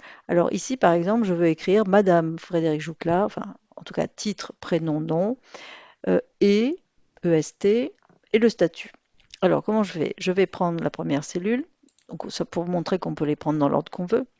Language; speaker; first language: French; native; French